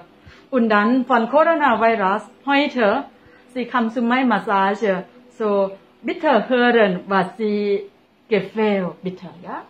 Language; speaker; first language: German; non-native, learner; Thai